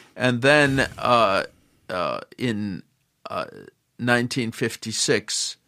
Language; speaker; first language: English; native; English